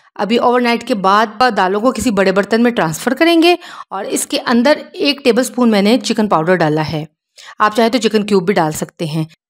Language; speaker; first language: Urdu; native; Urdu